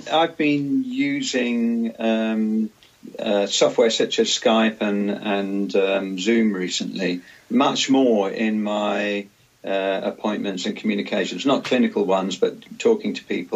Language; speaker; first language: English; native; English